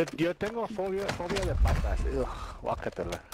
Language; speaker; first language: Spanish; early bilingual, heritage; Spanish